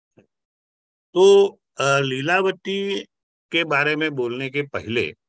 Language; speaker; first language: Hindi; non-native, local second language; Marathi